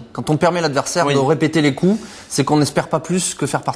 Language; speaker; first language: French; native; French